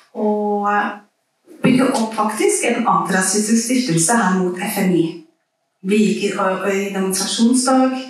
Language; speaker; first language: Norwegian; early bilingual, other home language; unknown